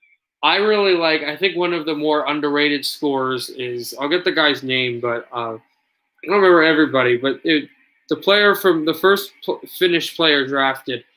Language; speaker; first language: English; native; English